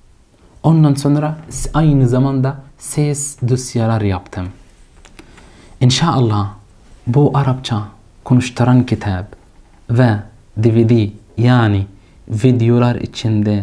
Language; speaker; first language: Turkish; non-native, fluent; Arabic